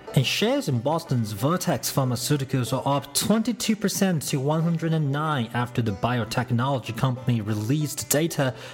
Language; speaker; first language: English; non-native, fluent; Chinese